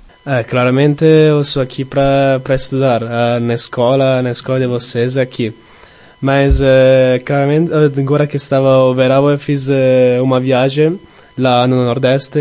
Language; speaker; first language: Portuguese; non-native, learner; Italian